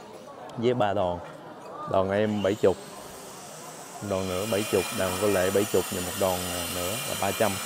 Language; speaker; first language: Vietnamese; native; Vietnamese